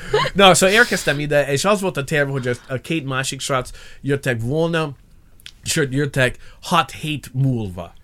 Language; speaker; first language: Hungarian; non-native, learner; English